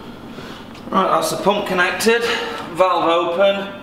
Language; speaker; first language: English; native; English